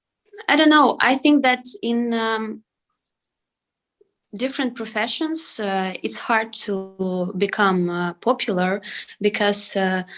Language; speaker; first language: English; non-native, learner; Ukrainian